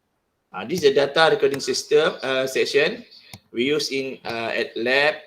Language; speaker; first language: English; non-native, local second language; Malay